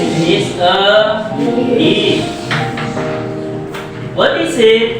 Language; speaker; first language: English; non-native, learner; Indonesian